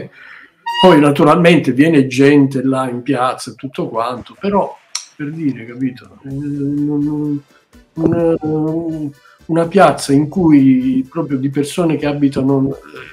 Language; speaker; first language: Italian; native; Italian